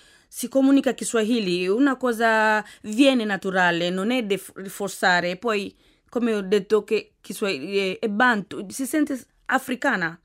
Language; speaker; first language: Italian; non-native, fluent; Swahili